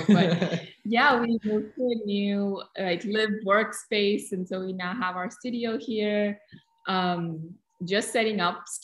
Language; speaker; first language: English; non-native, local second language; Malayalam